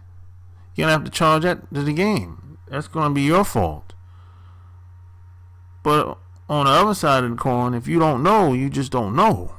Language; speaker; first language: English; native; English